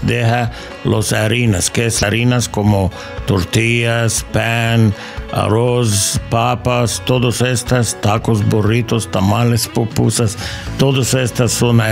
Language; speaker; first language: Spanish; non-native, learner; English